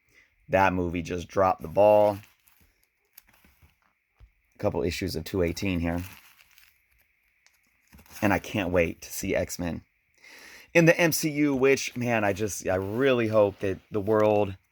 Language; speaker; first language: English; native; English